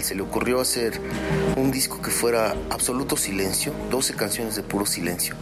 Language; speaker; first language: Spanish; native; Spanish